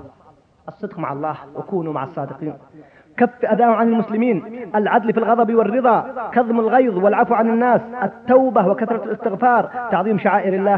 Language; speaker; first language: Arabic; native; Arabic